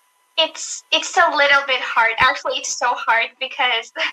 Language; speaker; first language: English; non-native, learner; Turkish